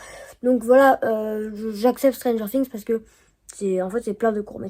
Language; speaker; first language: French; native; French